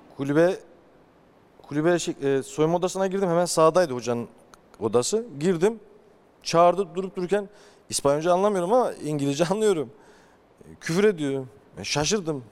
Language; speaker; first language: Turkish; native; Turkish